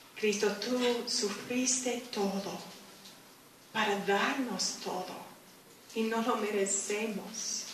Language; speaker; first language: Spanish; non-native, fluent; English